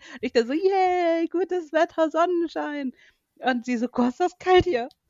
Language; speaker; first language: German; native; German